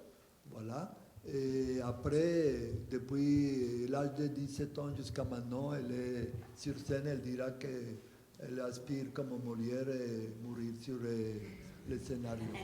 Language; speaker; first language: French; non-native, fluent; Spanish